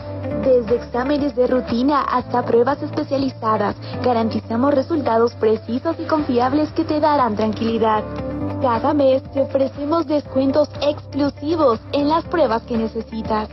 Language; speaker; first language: Spanish; native; Spanish